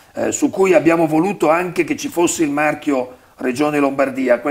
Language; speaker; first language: Italian; native; Italian